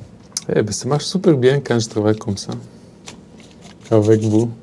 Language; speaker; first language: French; non-native, fluent; Bulgarian